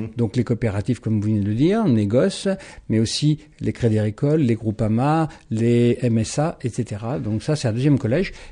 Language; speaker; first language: French; native; French